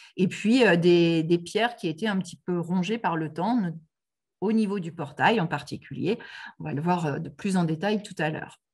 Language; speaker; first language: French; native; French